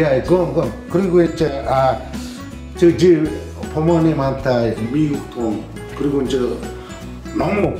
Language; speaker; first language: Korean; non-native, fluent; Mongolian